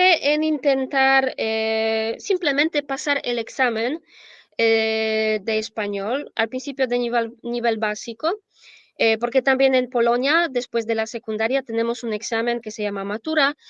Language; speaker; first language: Spanish; non-native, fluent; Polish